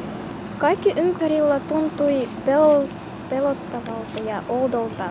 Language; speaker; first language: Finnish; early bilingual, other home language; Russian